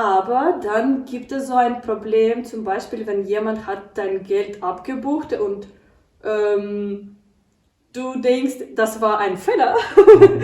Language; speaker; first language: German; non-native, learner; Ukrainian